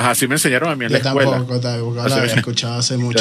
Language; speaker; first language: Spanish; native; Spanish